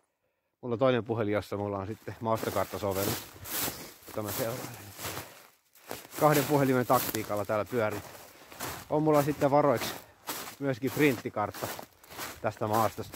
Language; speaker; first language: Finnish; native; Finnish